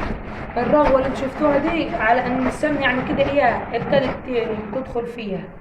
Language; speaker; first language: Arabic; native; Arabic